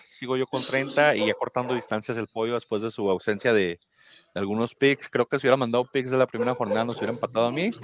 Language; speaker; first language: Spanish; native; Spanish